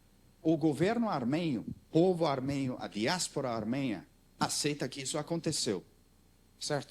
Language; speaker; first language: Portuguese; non-native, learner; Armenian